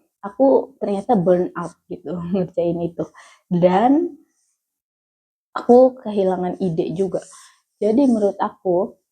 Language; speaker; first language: Indonesian; native; Indonesian